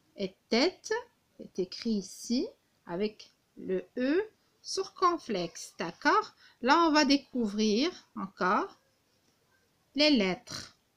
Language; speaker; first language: French; non-native, local second language; Arabic